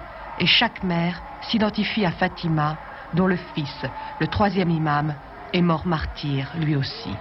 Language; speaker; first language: French; native; French